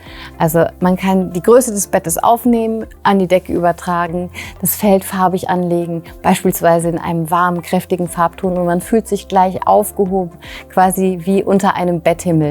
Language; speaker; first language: German; native; German